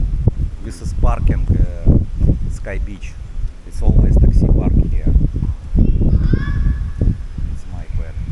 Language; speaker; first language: English; non-native, learner; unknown